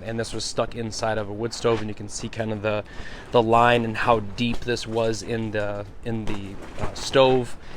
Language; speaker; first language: English; native; English